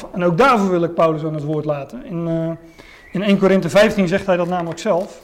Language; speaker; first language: Dutch; native; Dutch